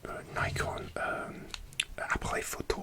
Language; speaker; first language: French; non-native, learner; English